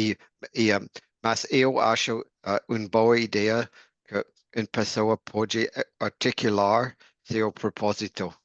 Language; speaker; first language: Portuguese; non-native, learner; English